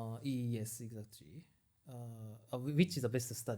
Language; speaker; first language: English; non-native, learner; Japanese